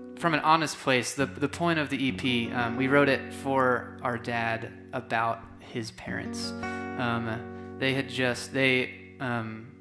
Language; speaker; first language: English; native; English